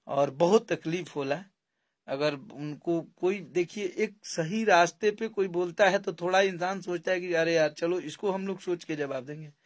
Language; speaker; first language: Hindi; native; Hindi